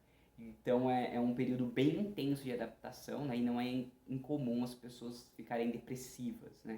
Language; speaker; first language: Portuguese; native; Portuguese